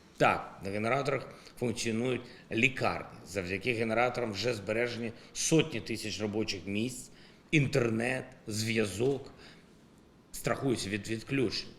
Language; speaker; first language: Ukrainian; non-native, local second language; Russian